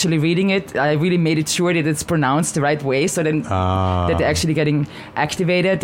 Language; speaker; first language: English; non-native, fluent; German